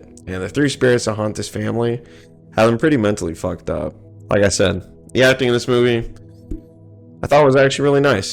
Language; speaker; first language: English; native; English